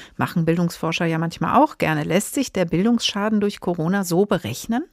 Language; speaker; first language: German; native; German